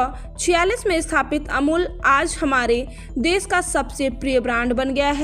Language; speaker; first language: Hindi; native; Hindi